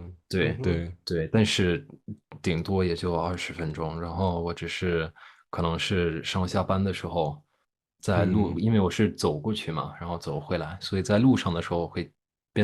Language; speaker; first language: Chinese; non-native, fluent; English